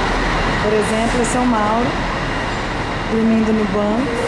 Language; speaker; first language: Portuguese; native; Portuguese